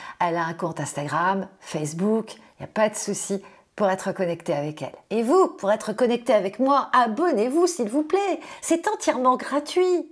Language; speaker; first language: French; native; French